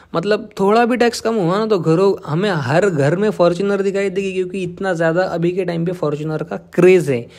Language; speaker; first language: Hindi; non-native, local second language; Marathi